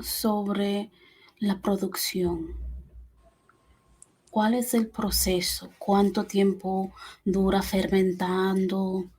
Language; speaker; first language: Spanish; early bilingual, heritage; Spanish